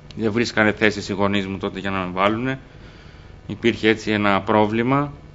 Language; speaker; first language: Greek; early bilingual, other home language; Albanian